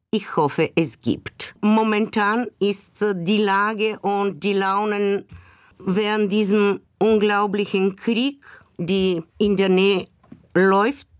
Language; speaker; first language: German; non-native, fluent; Bulgarian